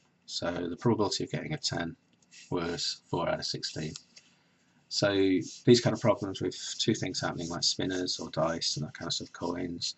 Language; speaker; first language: English; native; English